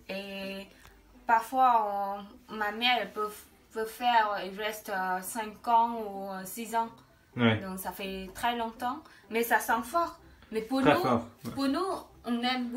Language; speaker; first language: French; non-native, learner; Khmer